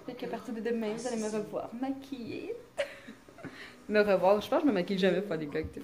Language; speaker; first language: French; native; French